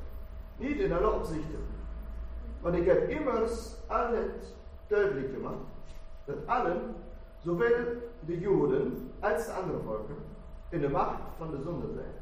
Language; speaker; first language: Dutch; non-native, fluent; German